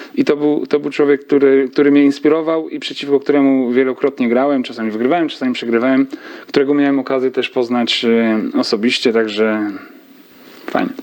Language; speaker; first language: Polish; native; Polish